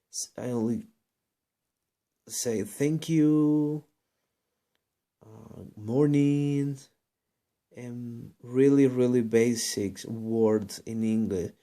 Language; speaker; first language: English; non-native, learner; Spanish